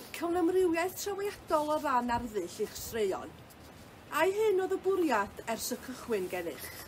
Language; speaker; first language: Welsh; native; Welsh